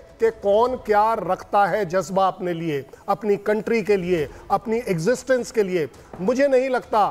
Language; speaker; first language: Hindi; native; Hindi